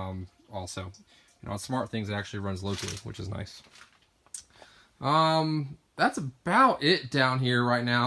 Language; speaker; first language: English; native; English